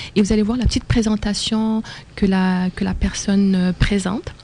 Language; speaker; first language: French; non-native, local second language; Arabic